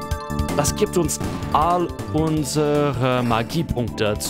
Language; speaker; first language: German; non-native, fluent; English